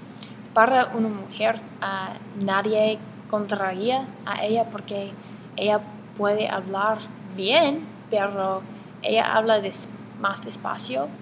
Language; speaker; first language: Spanish; non-native, learner; English